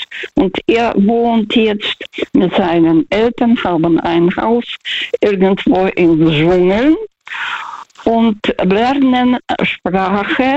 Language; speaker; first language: German; non-native, fluent; Russian